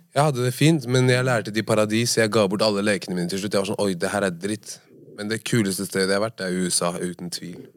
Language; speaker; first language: Norwegian; early bilingual, other home language; Arabic